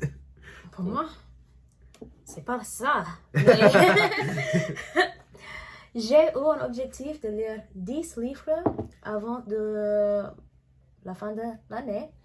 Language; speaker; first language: French; non-native, learner; English